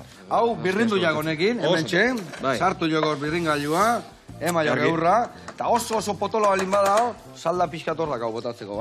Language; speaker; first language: Basque; native; Basque